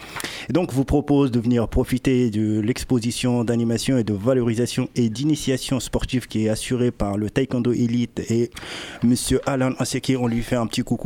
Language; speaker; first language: French; native; French